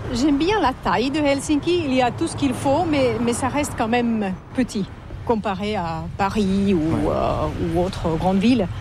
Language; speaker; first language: French; non-native, fluent; Finnish